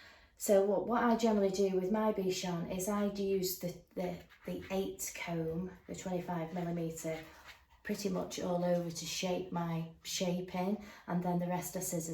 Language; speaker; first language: English; native; English